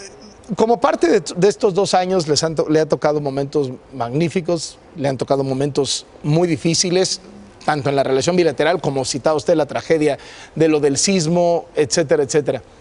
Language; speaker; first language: Spanish; native; Spanish